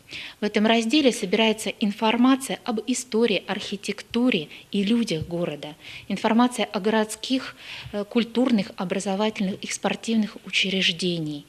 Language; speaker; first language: Russian; native; Russian